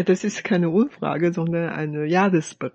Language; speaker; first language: German; non-native, fluent; Chinese